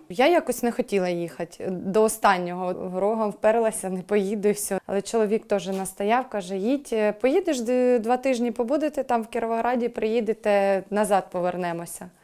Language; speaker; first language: Ukrainian; non-native, local second language; Russian